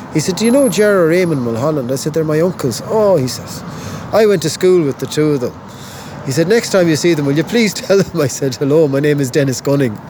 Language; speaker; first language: English; native; English